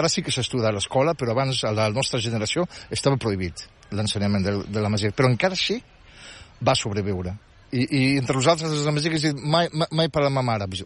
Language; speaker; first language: Catalan; non-native, fluent; Riffian